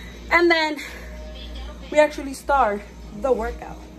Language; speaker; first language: English; early bilingual, other home language; Spanish